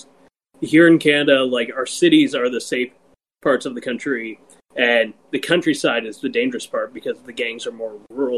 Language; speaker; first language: English; native; English